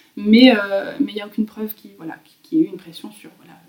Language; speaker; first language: French; native; French